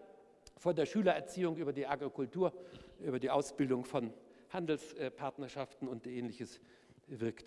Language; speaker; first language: German; native; German